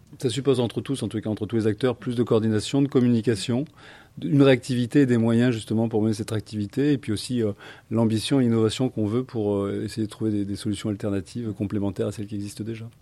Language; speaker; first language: French; native; French